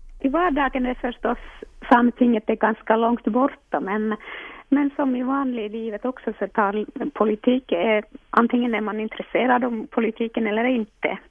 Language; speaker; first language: Swedish; non-native, local second language; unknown